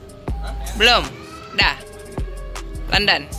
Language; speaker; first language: Indonesian; native; Indonesian